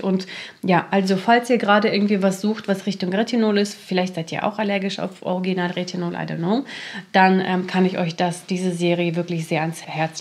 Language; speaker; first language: German; native; German